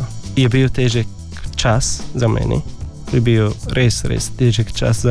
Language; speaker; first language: Slovenian; non-native, learner; Arabic